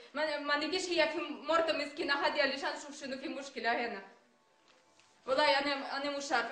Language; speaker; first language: Arabic; non-native, learner; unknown